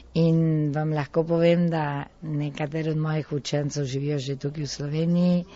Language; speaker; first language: Slovenian; early bilingual, heritage; Slovenian